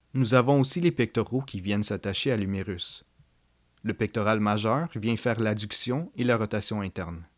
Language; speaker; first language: French; native; French